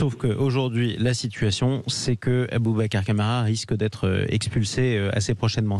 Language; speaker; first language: French; native; French